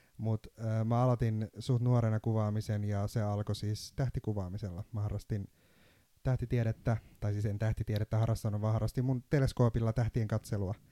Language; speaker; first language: Finnish; non-native, fluent; Turkish